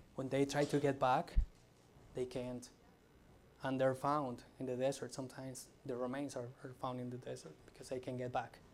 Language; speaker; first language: English; non-native, fluent; Spanish